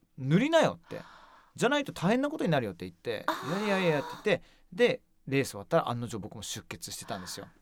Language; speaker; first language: Japanese; native; Japanese